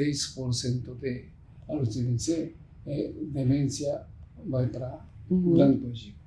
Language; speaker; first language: Portuguese; non-native, learner; Japanese